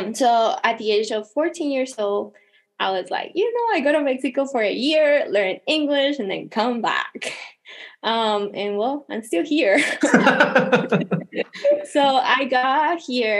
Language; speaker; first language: English; non-native, fluent; Spanish